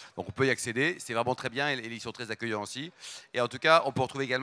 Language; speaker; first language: French; native; French